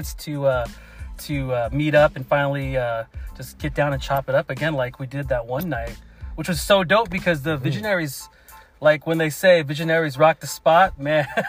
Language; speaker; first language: English; native; English